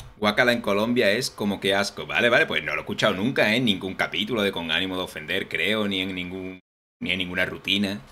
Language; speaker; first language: Spanish; native; Spanish